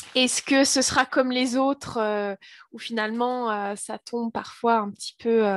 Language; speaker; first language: French; native; French